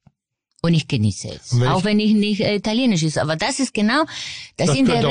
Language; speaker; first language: German; non-native, fluent; Spanish